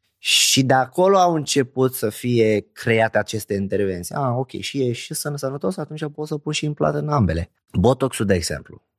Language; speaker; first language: Romanian; non-native, fluent; Arabic